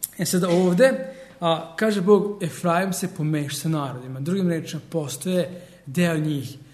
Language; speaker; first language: Serbian; early bilingual, heritage; Serbian